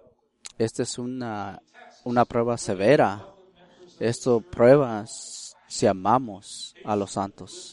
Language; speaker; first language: Spanish; early bilingual, heritage; Spanish